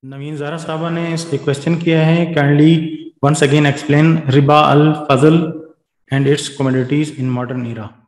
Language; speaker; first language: Urdu; native; Urdu